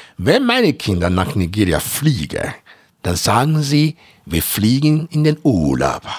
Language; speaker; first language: German; non-native, fluent; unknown